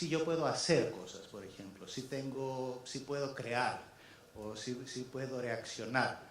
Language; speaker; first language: Spanish; non-native, fluent; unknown